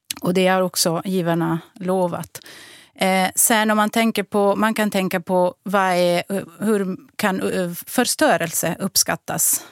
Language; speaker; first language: Swedish; non-native, fluent; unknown